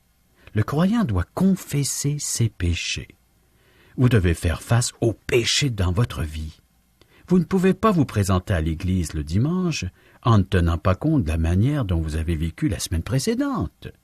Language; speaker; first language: French; native; French